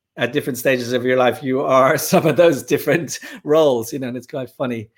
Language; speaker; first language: English; native; English